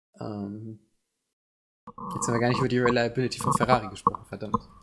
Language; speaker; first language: German; native; German